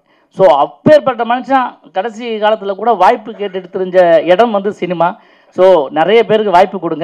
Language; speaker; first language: Tamil; native; Tamil